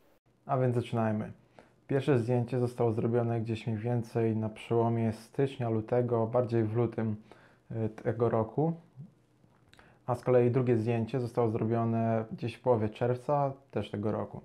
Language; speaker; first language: Polish; native; Polish